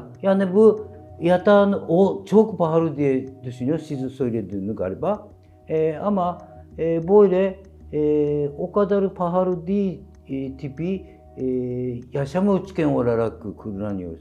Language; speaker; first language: Turkish; non-native, fluent; Japanese